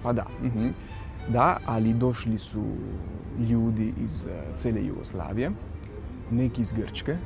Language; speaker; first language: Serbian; non-native, fluent; Italian